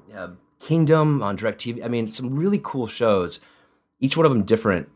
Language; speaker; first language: English; early bilingual, other home language; Italian